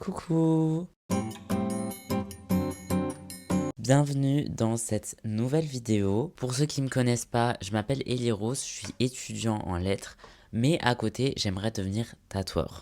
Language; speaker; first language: French; native; French